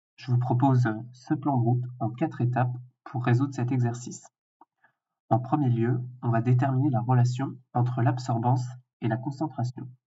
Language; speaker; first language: French; native; French